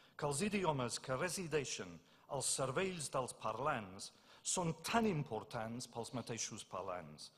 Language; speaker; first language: Catalan; non-native, fluent; English